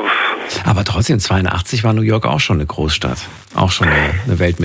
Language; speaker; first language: German; native; German